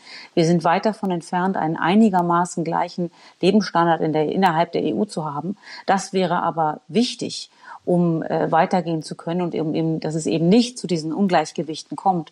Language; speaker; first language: German; native; German